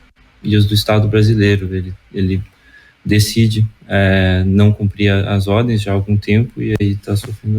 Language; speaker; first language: Portuguese; native; Portuguese